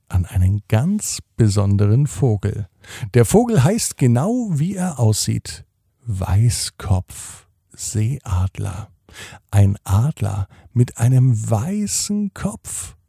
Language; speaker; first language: German; native; German